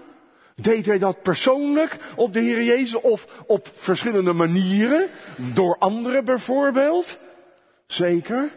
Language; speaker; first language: Dutch; native; Dutch